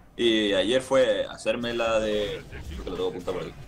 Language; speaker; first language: Spanish; native; Spanish